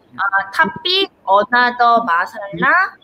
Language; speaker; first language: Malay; non-native, learner; Korean